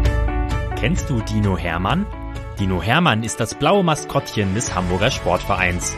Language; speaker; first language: German; native; German